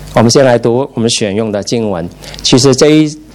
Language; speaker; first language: Chinese; native; Chinese